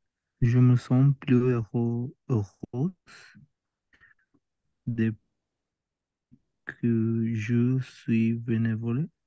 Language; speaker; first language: French; non-native, learner; Spanish